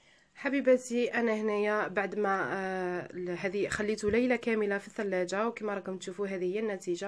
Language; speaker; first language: Arabic; native; Arabic